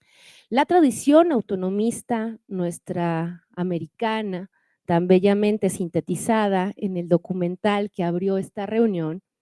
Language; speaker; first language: Spanish; native; Spanish